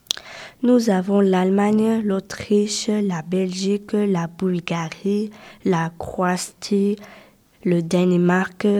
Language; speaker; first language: French; non-native, local second language; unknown